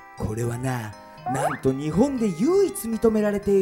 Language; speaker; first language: Japanese; native; Japanese